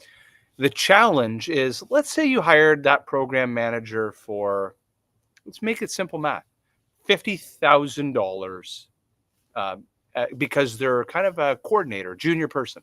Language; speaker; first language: English; native; English